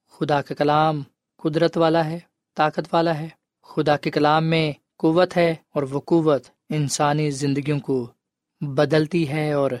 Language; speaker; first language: Urdu; non-native, local second language; Punjabi